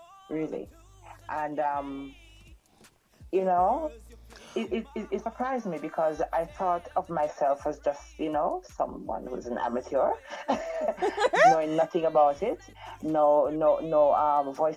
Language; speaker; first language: English; non-native, local second language; Jamaican Creole English